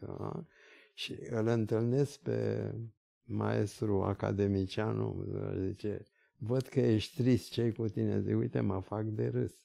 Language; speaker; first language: Romanian; early bilingual, other home language; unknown